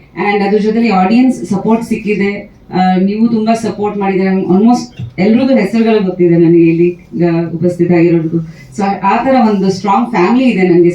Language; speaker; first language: Kannada; non-native, fluent; Bangla